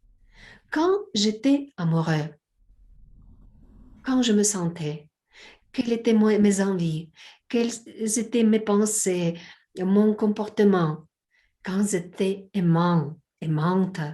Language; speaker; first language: French; non-native, learner; Russian